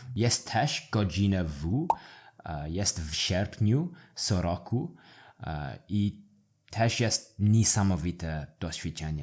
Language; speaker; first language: Polish; non-native, learner; English